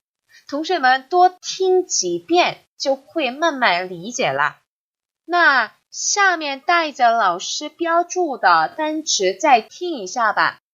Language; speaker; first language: Chinese; non-native, fluent; Korean